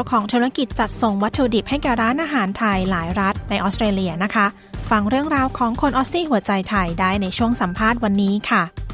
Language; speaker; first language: Thai; native; Thai